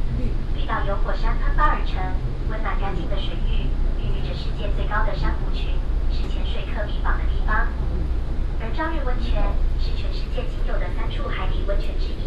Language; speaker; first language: Chinese; native; Chinese